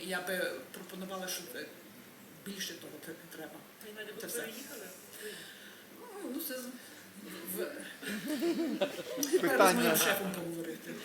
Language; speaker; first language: Ukrainian; early bilingual, heritage; Ukrainian